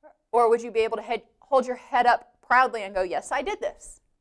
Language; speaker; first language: English; native; English